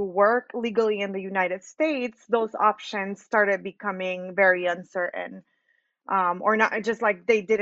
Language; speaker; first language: English; early bilingual, other home language; Spanish